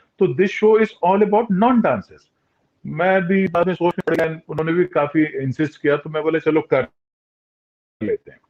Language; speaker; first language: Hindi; non-native, local second language; Tulu